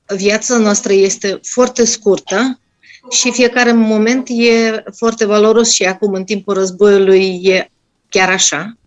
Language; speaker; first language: Romanian; non-native, fluent; Russian